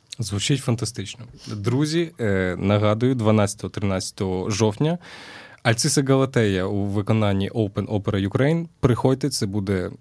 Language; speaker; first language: Ukrainian; native; Ukrainian